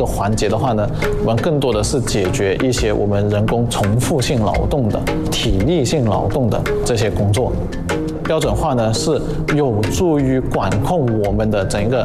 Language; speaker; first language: Chinese; native; Chinese